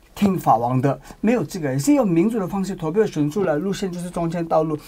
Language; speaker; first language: Chinese; non-native, learner; Tibetan